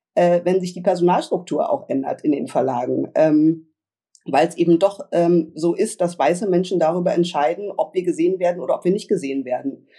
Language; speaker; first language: German; native; German